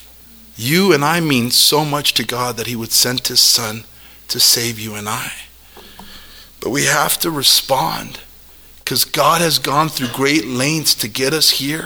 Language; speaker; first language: English; native; English